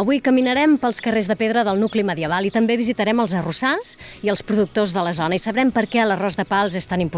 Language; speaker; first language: Catalan; native; Catalan